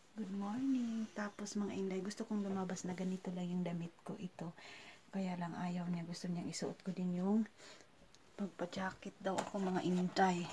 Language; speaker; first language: Filipino; non-native, local second language; Cebuano